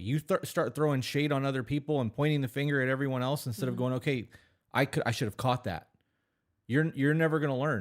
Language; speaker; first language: English; native; English